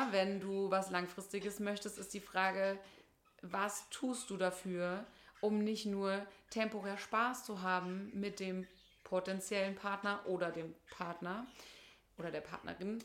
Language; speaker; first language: German; native; German